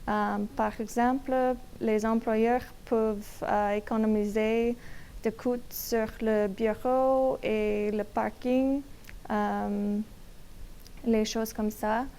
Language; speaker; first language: French; non-native, learner; English